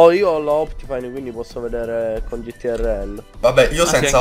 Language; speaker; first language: Italian; native; Italian